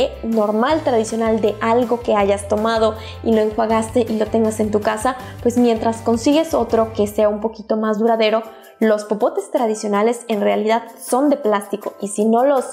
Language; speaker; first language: Spanish; native; Spanish